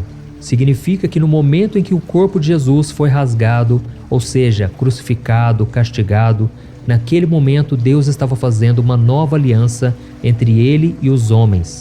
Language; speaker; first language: Portuguese; native; Portuguese